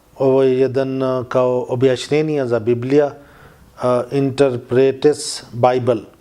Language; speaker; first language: Bosnian; non-native, learner; Urdu